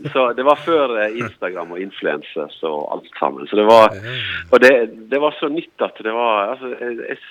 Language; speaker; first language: Norwegian; native; Norwegian